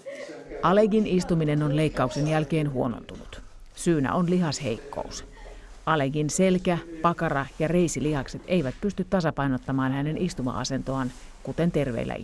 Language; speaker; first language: Finnish; native; Finnish